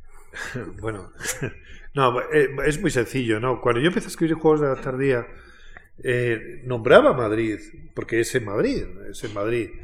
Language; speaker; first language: Spanish; native; Spanish